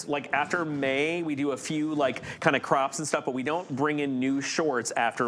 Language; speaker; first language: English; native; English